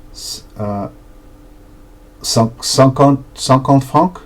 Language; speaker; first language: French; non-native, learner; Portuguese